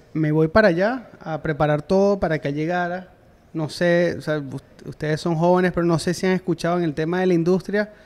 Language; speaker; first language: Spanish; native; Spanish